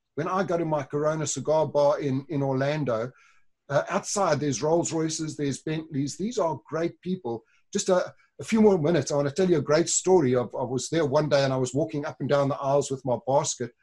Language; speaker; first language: English; native; English